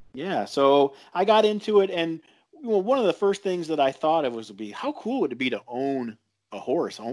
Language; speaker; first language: English; native; English